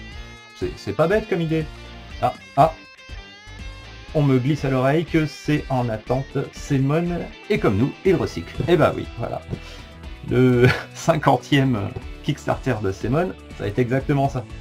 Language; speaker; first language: French; native; French